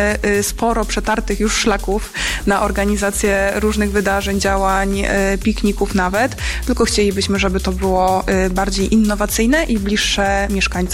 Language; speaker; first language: Polish; native; Polish